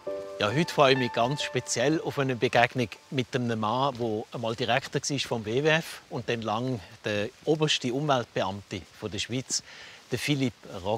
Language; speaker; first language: German; native; German